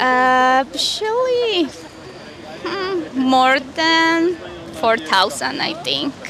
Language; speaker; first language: English; non-native, learner; Spanish